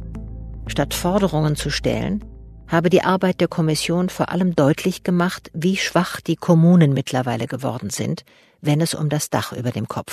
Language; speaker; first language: German; native; German